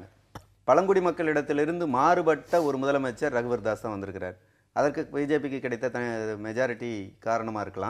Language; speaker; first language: Tamil; native; Tamil